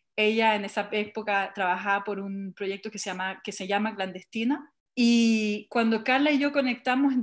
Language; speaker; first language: Spanish; early bilingual, heritage; English